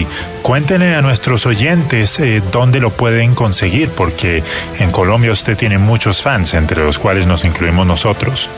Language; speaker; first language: Spanish; native; Spanish